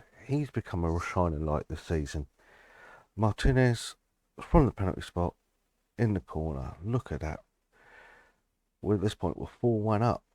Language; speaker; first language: English; native; English